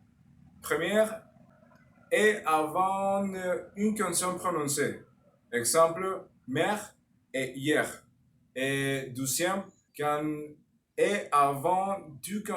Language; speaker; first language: French; non-native, learner; Spanish